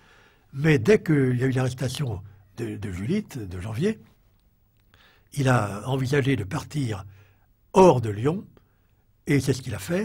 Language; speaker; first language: French; native; French